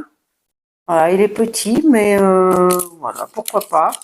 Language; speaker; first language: French; native; French